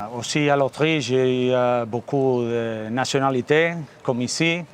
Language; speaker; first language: French; non-native, fluent; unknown